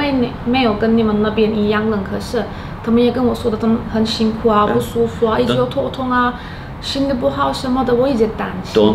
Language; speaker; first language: Chinese; non-native, fluent; Turkish